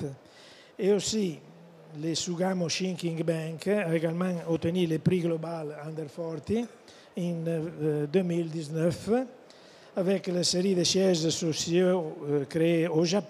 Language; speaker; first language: French; non-native, fluent; Italian